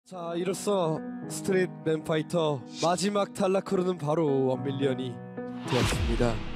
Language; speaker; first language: Korean; native; Korean